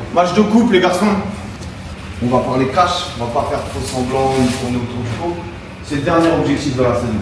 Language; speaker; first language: French; native; French